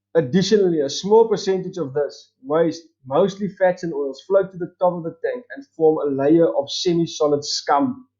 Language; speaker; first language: English; non-native, local second language; Afrikaans